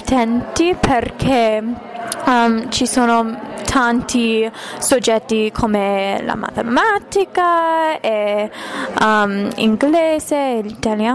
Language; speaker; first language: Italian; non-native, learner; English